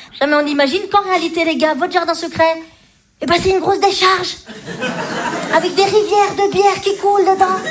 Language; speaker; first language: French; native; French